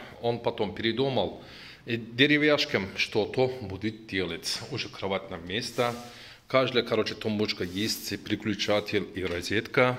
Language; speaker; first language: Russian; non-native, local second language; Turkish